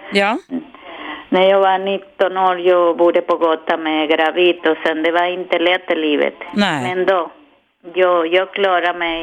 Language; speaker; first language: Swedish; non-native, learner; Spanish